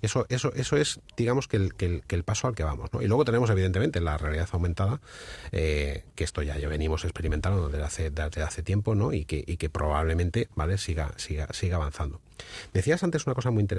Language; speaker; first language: Spanish; native; Spanish